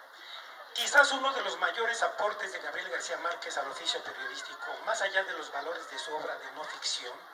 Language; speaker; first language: Spanish; native; Spanish